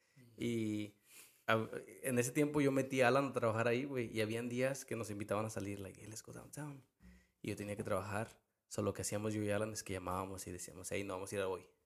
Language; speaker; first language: Spanish; early bilingual, heritage; Spanish